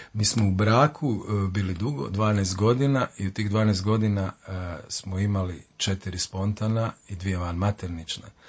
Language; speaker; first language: Croatian; native; Croatian